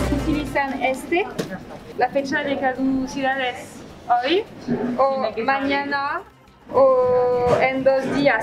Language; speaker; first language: Spanish; non-native, fluent; French